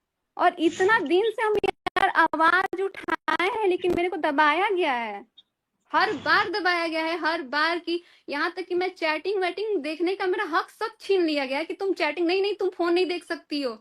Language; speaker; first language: Hindi; native; Hindi